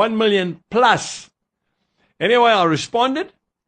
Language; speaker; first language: English; native; English